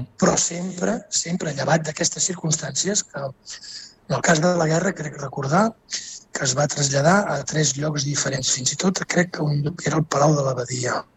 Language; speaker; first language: Catalan; native; Catalan